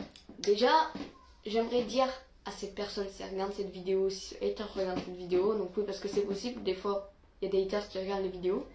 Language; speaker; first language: French; native; French